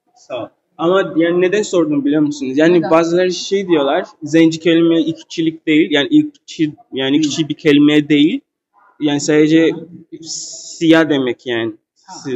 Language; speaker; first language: Turkish; non-native, learner; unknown